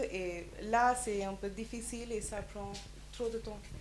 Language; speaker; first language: French; non-native, fluent; German